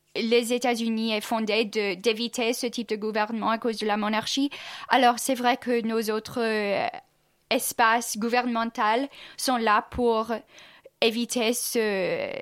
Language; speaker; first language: French; non-native, fluent; English